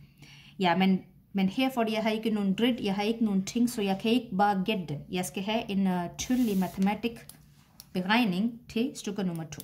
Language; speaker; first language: Danish; non-native, fluent; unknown